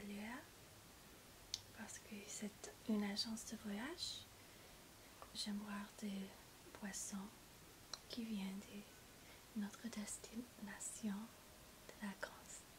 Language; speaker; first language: French; non-native, learner; English